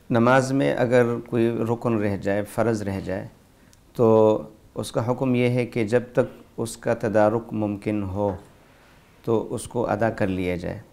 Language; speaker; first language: Urdu; native; Urdu